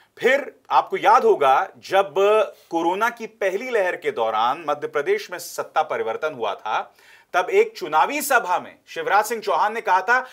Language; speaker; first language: Hindi; native; Hindi